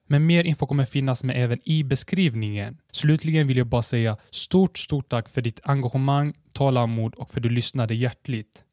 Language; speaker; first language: Swedish; early bilingual, other home language; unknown